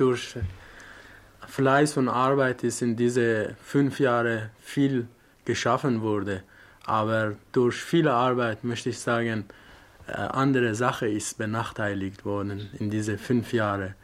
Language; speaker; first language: German; non-native, learner; Persian